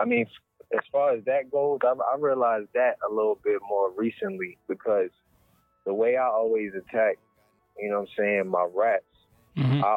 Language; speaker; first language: English; native; English